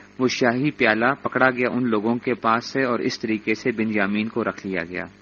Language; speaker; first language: Urdu; native; Urdu